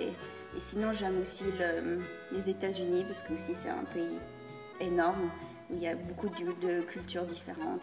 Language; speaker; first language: French; early bilingual, heritage; French